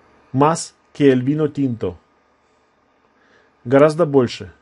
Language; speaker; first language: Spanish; non-native, fluent; Russian